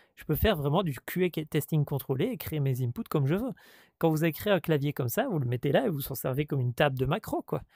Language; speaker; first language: French; native; French